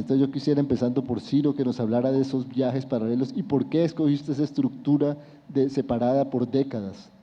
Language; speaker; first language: Spanish; native; Spanish